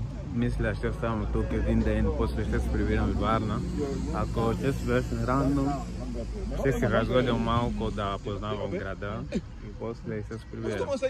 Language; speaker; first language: Bulgarian; non-native, learner; Portuguese